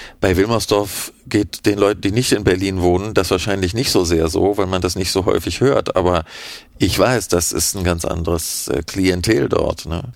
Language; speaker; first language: German; native; German